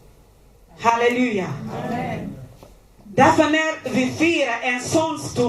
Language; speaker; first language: Swedish; non-native, learner; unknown